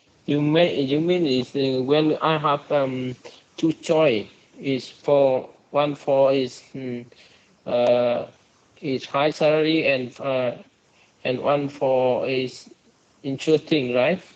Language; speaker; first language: English; non-native, learner; Vietnamese